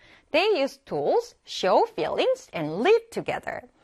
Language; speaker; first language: English; non-native, fluent; Korean